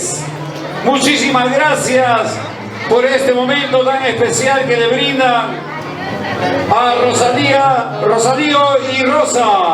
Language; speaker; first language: Spanish; native; Spanish